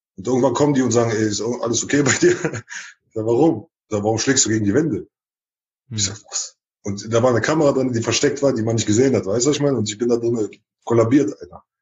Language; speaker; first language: German; early bilingual, other home language; Chechen